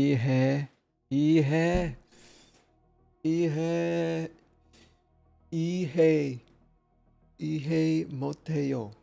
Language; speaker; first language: Korean; non-native, learner; English